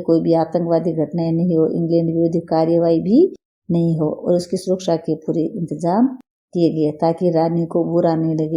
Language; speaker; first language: Hindi; native; Hindi